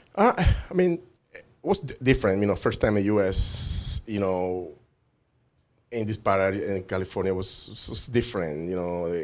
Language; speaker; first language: English; non-native, fluent; Spanish